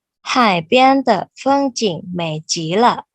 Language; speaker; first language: Chinese; non-native, fluent; Thai